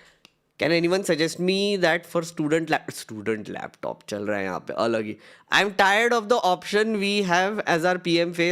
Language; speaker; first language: English; non-native, local second language; Hindi